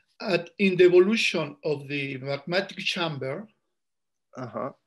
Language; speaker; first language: English; non-native, learner; Spanish